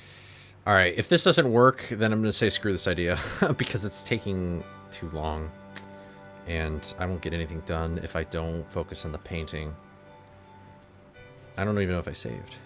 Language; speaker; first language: English; native; English